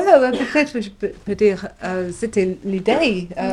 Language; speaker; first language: French; non-native, learner; English